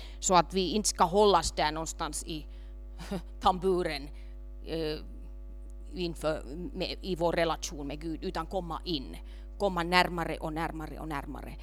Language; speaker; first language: Swedish; non-native, local second language; Finnish